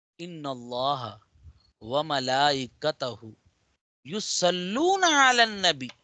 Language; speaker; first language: Urdu; native; Urdu